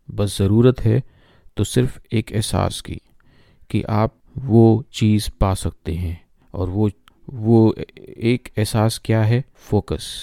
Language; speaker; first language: Hindi; native; Hindi